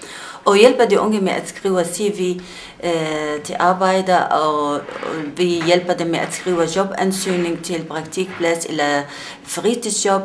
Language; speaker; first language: Danish; non-native, fluent; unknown